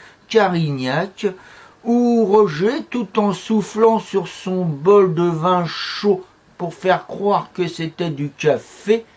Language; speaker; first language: French; native; French